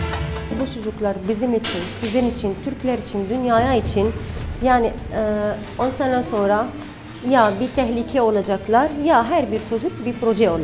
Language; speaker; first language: Turkish; non-native, learner; Arabic